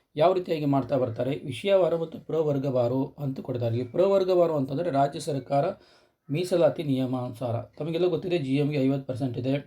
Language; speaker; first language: Kannada; native; Kannada